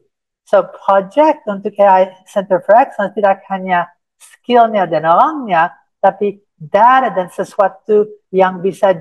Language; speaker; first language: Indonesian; non-native, fluent; English